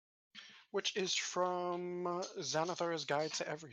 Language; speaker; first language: English; native; English